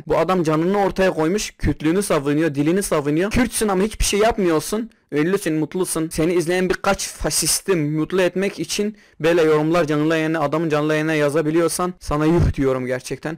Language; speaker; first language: Turkish; non-native, local second language; Kurdish